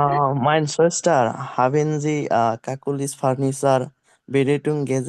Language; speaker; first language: German; non-native, learner; Bangla